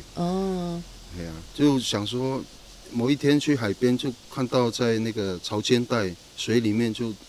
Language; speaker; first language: Chinese; native; Chinese